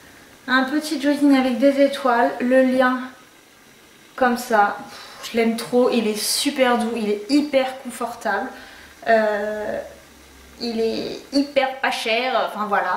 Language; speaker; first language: French; native; French